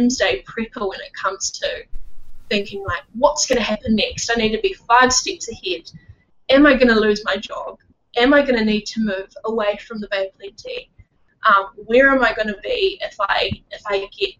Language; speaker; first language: English; native; English